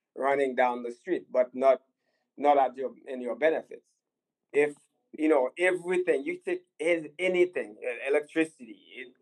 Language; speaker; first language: English; non-native, fluent; Haitian Creole